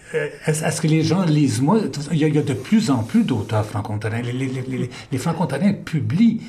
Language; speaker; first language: French; native; French